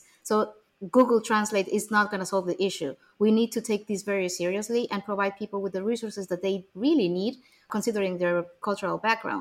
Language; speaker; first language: English; non-native, fluent; Spanish